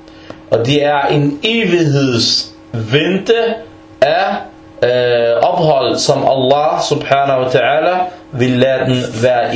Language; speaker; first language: Danish; early bilingual, other home language; Arabic